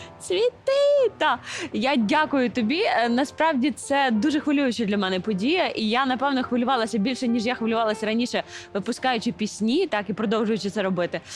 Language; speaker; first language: Ukrainian; native; Ukrainian